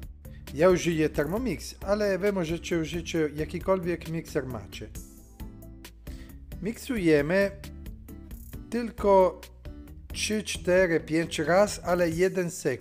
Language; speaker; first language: Polish; non-native, learner; Italian